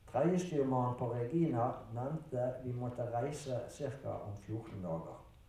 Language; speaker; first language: Norwegian; early bilingual, other home language; German